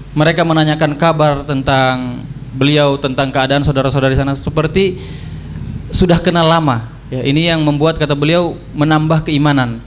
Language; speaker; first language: Indonesian; native; Indonesian